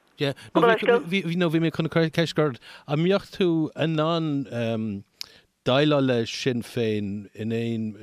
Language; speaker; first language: Irish; non-native, local second language; English